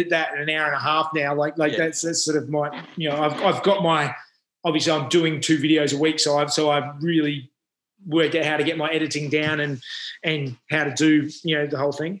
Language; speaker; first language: English; native; English